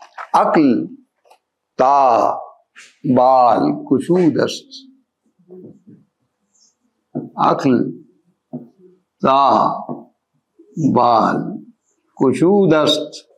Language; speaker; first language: Persian; non-native, fluent; Urdu